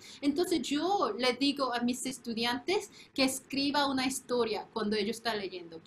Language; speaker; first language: Spanish; non-native, fluent; Korean